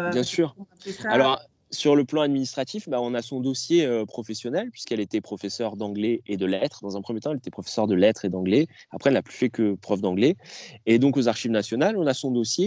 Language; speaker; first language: French; native; French